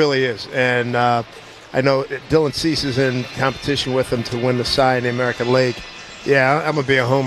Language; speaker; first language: English; native; English